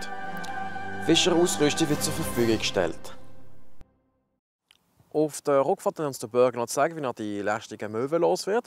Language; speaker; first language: German; native; German